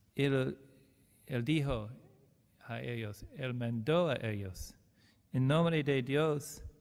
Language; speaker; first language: Spanish; non-native, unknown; English